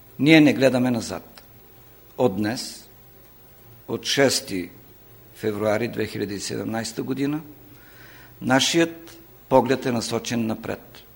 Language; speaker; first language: Bulgarian; non-native, local second language; Turkish